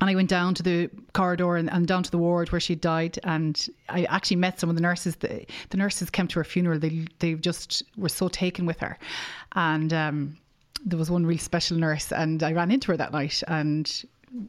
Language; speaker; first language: English; native; English